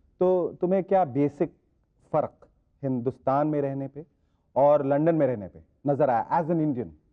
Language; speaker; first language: Hindi; native; Hindi